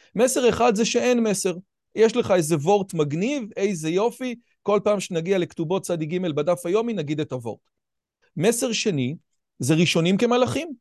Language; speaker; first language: Hebrew; native; Hebrew